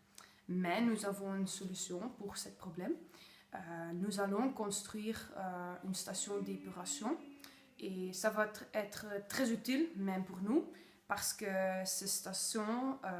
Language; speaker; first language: French; non-native, learner; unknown